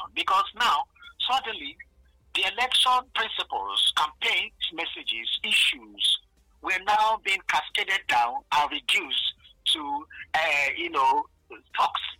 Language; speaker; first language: English; non-native, local second language; Igbo